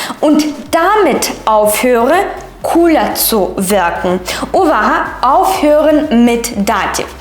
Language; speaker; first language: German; non-native, fluent; Ukrainian